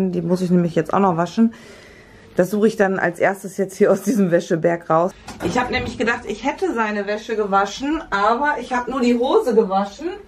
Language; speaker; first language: German; native; German